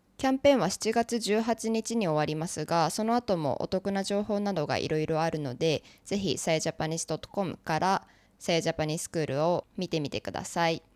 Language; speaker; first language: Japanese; native; Japanese